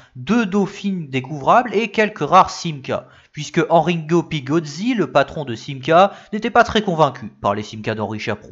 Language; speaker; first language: French; native; French